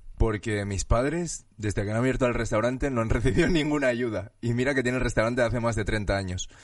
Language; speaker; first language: Spanish; early bilingual, other home language; Chinese